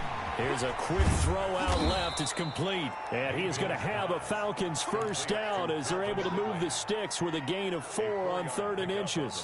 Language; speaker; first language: English; native; English